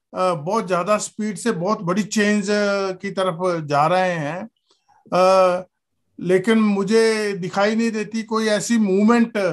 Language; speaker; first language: Hindi; native; Hindi